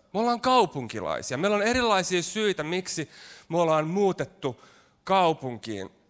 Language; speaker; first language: Finnish; native; Finnish